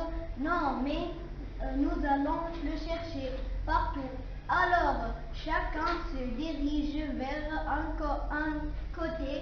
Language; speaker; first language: French; non-native, learner; Arabic